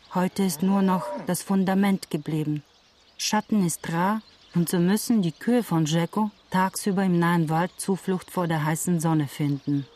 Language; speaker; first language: German; non-native, fluent; Bulgarian